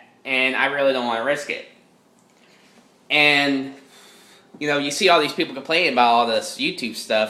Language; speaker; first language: English; native; English